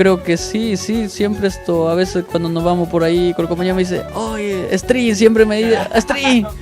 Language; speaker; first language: Spanish; native; Spanish